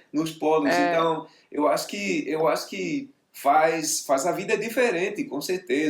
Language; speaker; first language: Portuguese; non-native, fluent; English